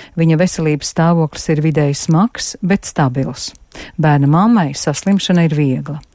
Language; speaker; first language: Latvian; native; Latvian